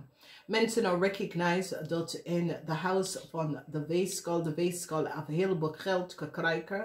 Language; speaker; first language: Dutch; non-native, learner; English